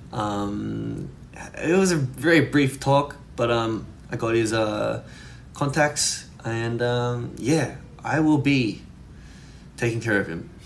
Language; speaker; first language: English; early bilingual, other home language; Korean